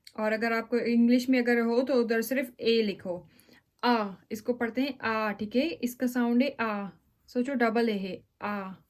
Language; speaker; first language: Urdu; native; Urdu